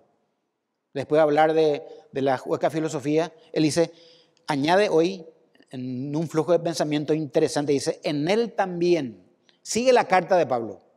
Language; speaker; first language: Spanish; native; Spanish